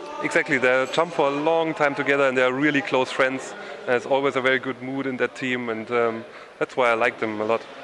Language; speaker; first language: English; non-native, fluent; German